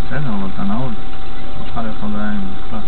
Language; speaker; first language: Hebrew; native; Hebrew